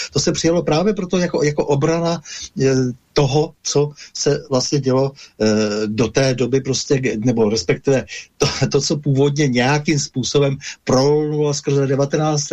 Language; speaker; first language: Czech; native; Czech